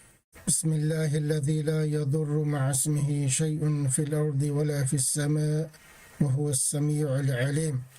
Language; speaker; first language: Arabic; non-native, fluent; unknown